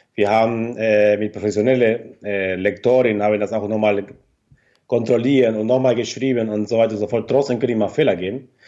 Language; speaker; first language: German; non-native, fluent; Spanish